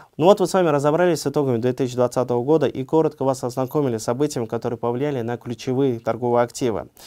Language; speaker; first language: Russian; non-native, local second language; Uzbek